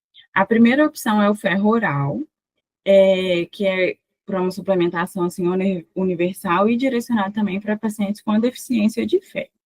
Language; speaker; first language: Portuguese; native; Portuguese